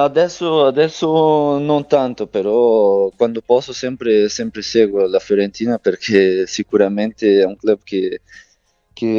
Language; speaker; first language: Italian; non-native, fluent; Portuguese